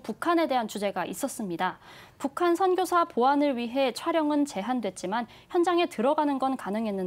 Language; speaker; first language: Korean; native; Korean